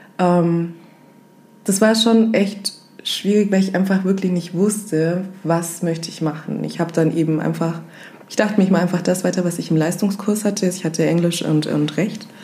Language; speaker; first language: German; early bilingual, other home language; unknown